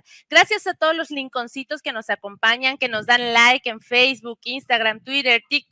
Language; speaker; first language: Spanish; native; Spanish